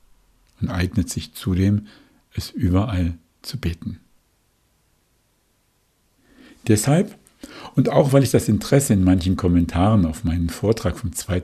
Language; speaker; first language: German; native; German